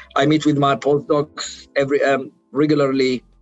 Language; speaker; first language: English; non-native, fluent; Arabic